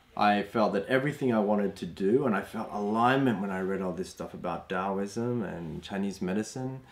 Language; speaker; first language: English; native; English